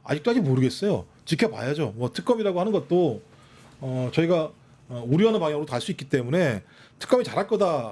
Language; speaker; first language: Korean; native; Korean